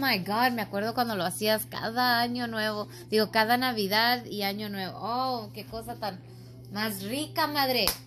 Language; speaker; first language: Spanish; early bilingual, heritage; Spanish